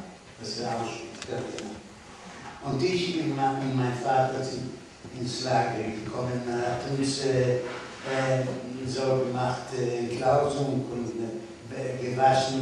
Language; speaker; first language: German; non-native, learner; Yiddish